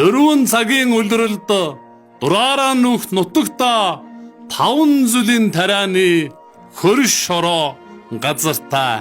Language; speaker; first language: Mongolian; non-native, local second language; Kazakh